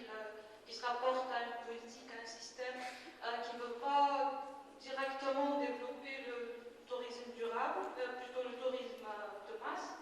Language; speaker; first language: French; non-native, local second language; Arabic